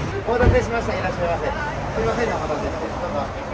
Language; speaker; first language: Japanese; native; Japanese